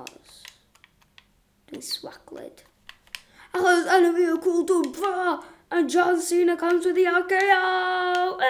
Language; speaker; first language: Welsh; non-native, local second language; English